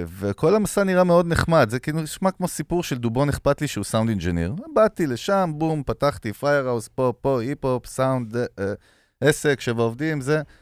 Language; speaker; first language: Hebrew; native; Hebrew